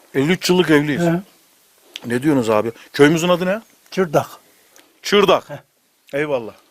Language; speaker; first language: Turkish; native; Turkish